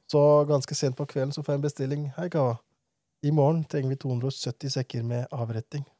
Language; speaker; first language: Norwegian; early bilingual, other home language; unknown